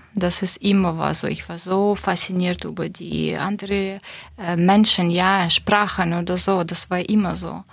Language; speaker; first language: German; non-native, learner; Russian